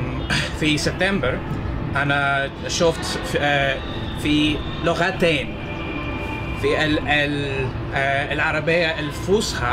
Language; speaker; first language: Arabic; non-native, learner; English